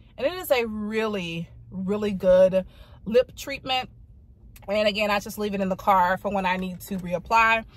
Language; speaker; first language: English; native; English